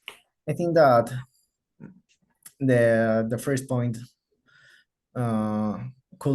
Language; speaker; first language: English; non-native, learner; Spanish